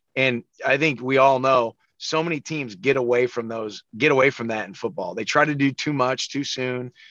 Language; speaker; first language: English; native; English